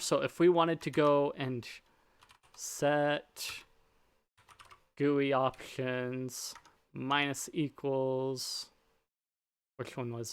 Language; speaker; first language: English; native; English